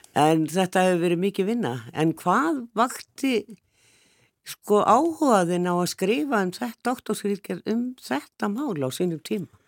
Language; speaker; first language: Icelandic; native; Icelandic